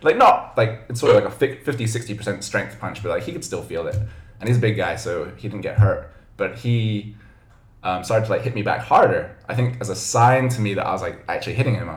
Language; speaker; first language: English; native; English